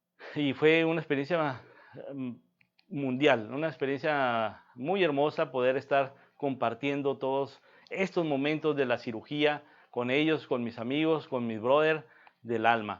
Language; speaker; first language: Spanish; native; Spanish